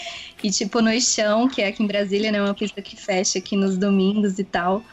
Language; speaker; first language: Portuguese; native; Portuguese